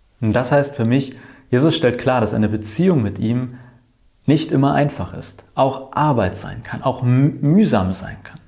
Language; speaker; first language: German; native; German